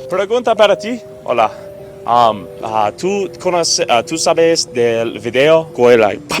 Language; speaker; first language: Spanish; non-native, learner; English